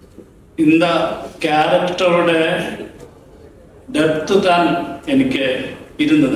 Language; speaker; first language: Tamil; non-native, learner; Malayalam